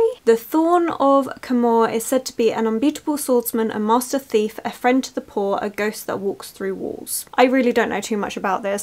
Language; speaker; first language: English; native; English